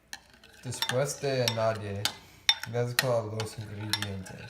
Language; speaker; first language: Spanish; non-native, learner; English